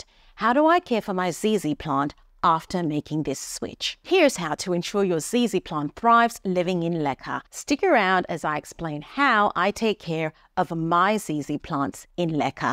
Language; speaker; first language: English; native; English